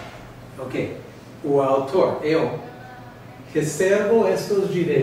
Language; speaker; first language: Portuguese; non-native, learner; English